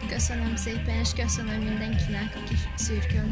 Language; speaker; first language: Hungarian; early bilingual, heritage; English